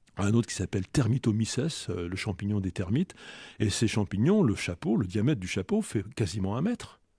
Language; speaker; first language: French; native; French